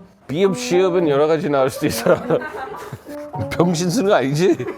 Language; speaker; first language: Korean; non-native, fluent; English